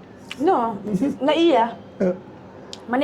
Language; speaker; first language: Filipino; non-native, local second language; Cebuano